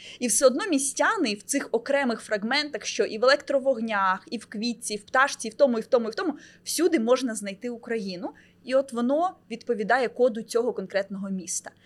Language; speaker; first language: Ukrainian; native; Ukrainian